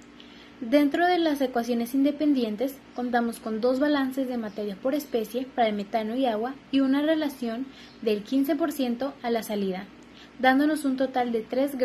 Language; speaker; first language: Spanish; native; Spanish